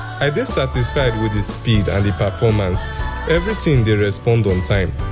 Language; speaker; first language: Nigerian Pidgin; native; Nigerian Pidgin